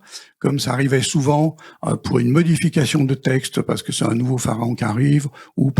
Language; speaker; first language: French; native; French